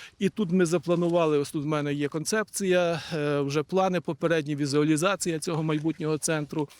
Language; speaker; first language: Ukrainian; native; Ukrainian